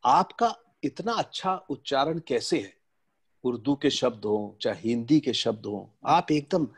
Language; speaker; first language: Hindi; native; Hindi